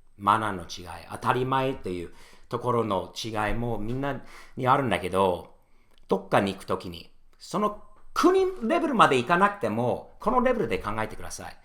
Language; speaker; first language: Japanese; non-native, fluent; English